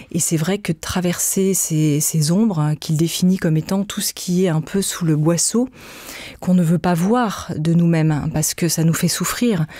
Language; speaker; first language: French; native; French